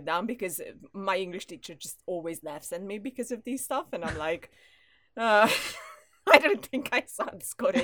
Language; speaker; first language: English; non-native, fluent; Hungarian